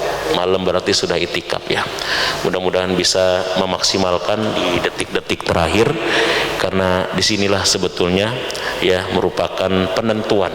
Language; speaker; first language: Indonesian; native; Indonesian